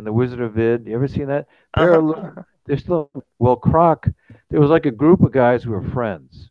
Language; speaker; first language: English; native; English